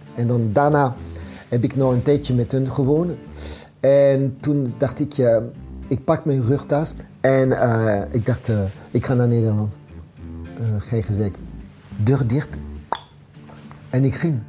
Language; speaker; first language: Dutch; non-native, fluent; French